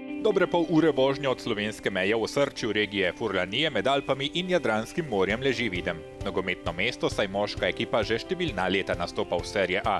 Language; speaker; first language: Slovenian; native; Slovenian